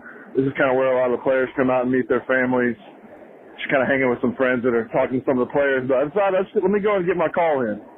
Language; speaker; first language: English; native; English